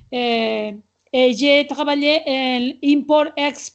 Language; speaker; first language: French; non-native, learner; Catalan